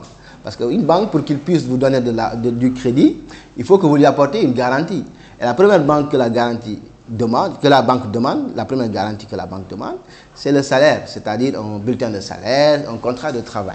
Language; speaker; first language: French; non-native, local second language; Wolof